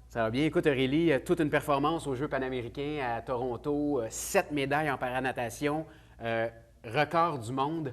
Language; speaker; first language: French; native; French